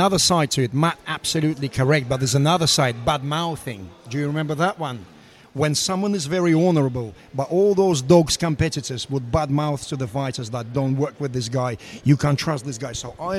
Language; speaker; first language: English; non-native, fluent; Russian